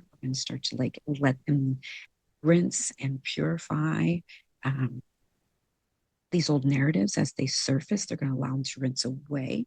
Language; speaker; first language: English; native; English